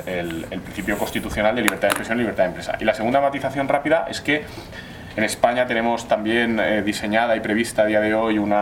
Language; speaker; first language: Spanish; native; Spanish